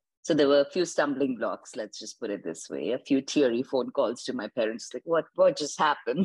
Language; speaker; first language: English; non-native, local second language; Hindi